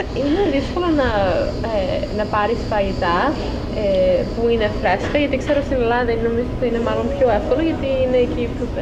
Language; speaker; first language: Greek; non-native, learner; English